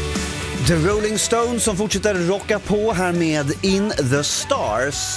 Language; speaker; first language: Swedish; native; Swedish